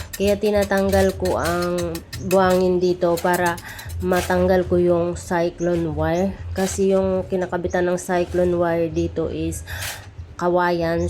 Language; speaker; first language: Filipino; non-native, local second language; Cebuano